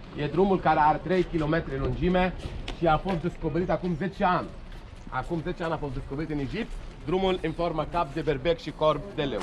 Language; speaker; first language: Romanian; non-native, learner; Arabic